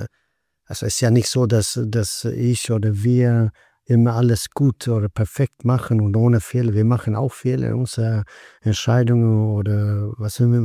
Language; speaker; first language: German; non-native, fluent; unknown